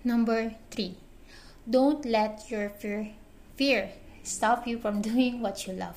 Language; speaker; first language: English; non-native, local second language; Filipino